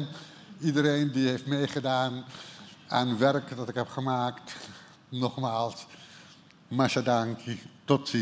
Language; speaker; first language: Dutch; non-native, local second language; Papiamento